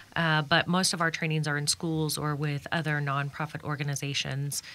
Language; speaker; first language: English; native; English